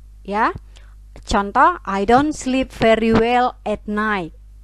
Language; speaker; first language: English; non-native, fluent; Indonesian